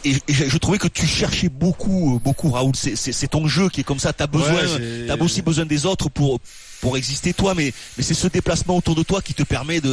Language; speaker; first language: French; native; French